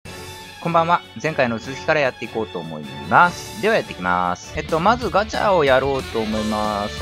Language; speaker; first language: Japanese; native; Japanese